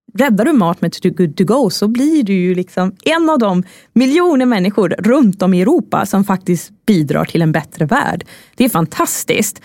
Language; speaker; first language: Swedish; native; Swedish